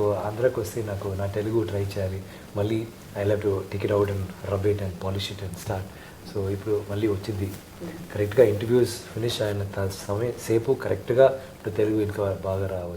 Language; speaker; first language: Telugu; non-native, learner; Tamil